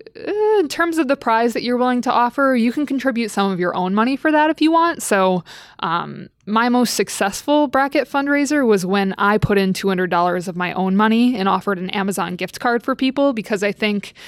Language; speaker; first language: English; native; English